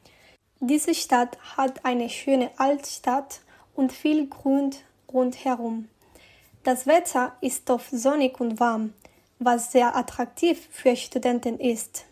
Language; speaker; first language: German; non-native, learner; Spanish